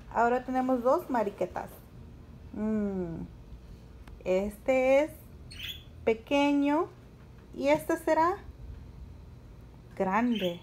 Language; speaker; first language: Spanish; early bilingual, heritage; Spanish